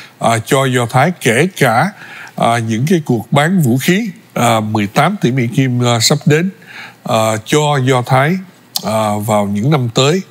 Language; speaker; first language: Vietnamese; early bilingual, other home language; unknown